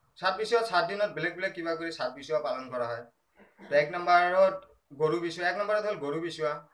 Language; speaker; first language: Assamese; non-native, local second language; Rangpuri